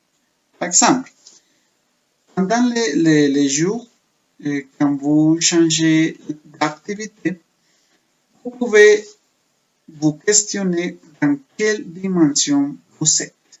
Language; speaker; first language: French; non-native, fluent; Spanish